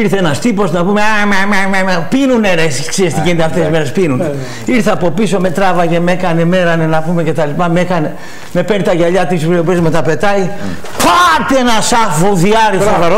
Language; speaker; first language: Greek; native; Greek